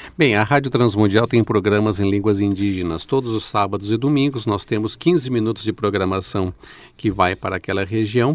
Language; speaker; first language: Portuguese; native; Portuguese